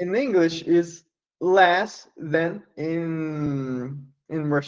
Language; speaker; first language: English; non-native, learner; Portuguese